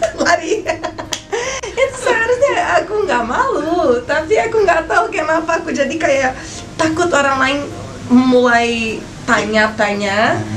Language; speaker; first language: Indonesian; non-native, fluent; Portuguese